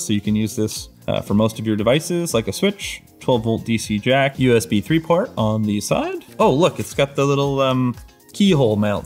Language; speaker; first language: English; native; English